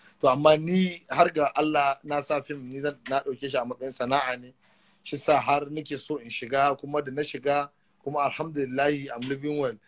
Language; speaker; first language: Hausa; native; Hausa